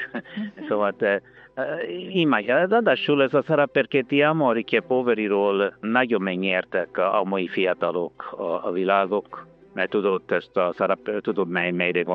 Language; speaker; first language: Hungarian; non-native, fluent; Italian